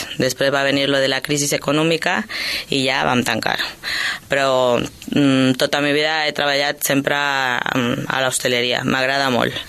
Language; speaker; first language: Catalan; early bilingual, other home language; Spanish